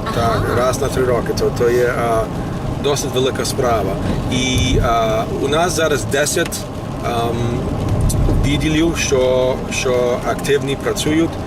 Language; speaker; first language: Ukrainian; early bilingual, heritage; Ukrainian